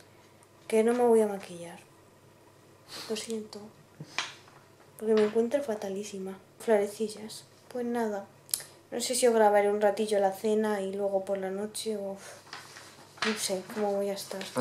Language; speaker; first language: Spanish; native; Spanish